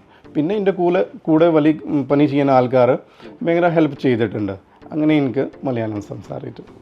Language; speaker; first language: Malayalam; non-native, fluent; Punjabi